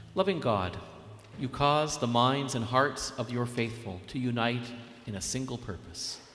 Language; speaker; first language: English; native; English